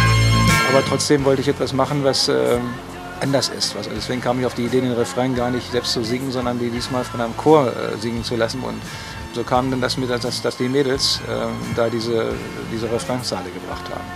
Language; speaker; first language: German; native; German